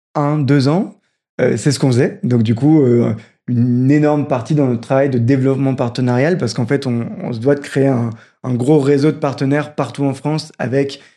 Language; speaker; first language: French; native; French